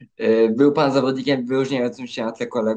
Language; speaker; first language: Polish; native; Polish